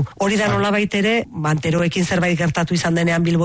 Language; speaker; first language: Basque; native; Basque